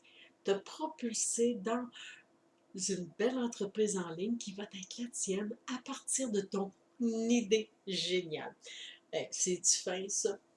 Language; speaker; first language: French; native; French